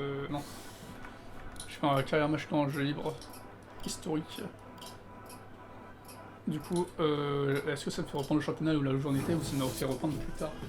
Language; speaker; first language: French; native; French